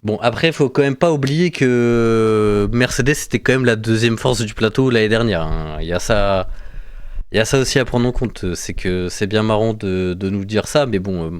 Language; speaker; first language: French; native; French